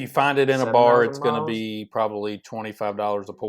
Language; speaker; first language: English; native; English